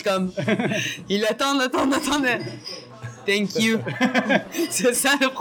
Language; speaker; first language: French; non-native, learner; Hebrew